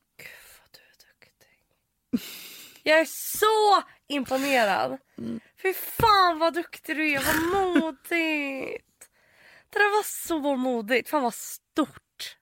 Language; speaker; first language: Swedish; native; Swedish